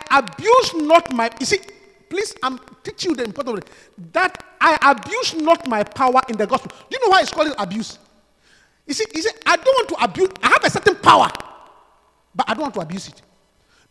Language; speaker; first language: English; non-native, local second language; Akan